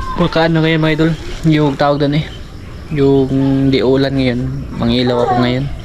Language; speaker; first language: Filipino; non-native, local second language; Cebuano